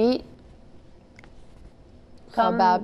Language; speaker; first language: French; non-native, local second language; English